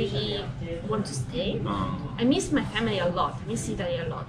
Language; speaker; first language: English; non-native, fluent; Italian